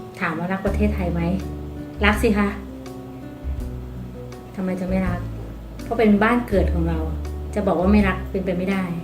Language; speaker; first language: Thai; native; Thai